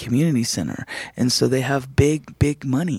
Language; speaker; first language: English; native; English